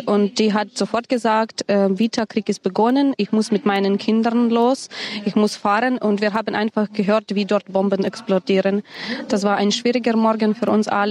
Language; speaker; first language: German; non-native, fluent; Ukrainian